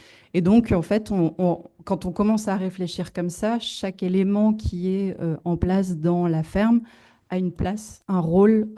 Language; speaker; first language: French; native; French